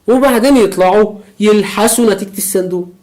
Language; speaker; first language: Arabic; native; Arabic